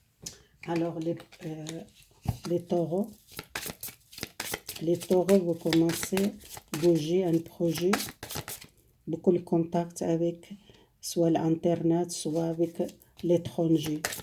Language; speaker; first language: French; non-native, fluent; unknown